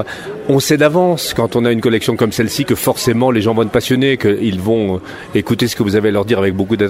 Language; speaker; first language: French; native; French